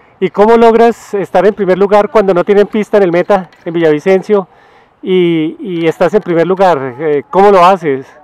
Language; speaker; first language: Spanish; native; Spanish